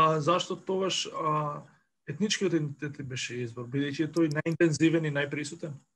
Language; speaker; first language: Macedonian; non-native, local second language; Albanian